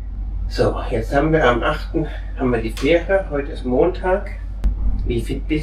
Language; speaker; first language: German; native; German